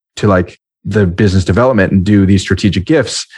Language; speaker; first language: English; native; English